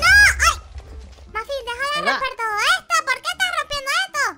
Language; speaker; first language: Spanish; native; Spanish